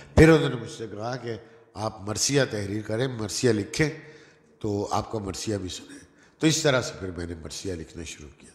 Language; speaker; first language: Urdu; non-native, local second language; Gujarati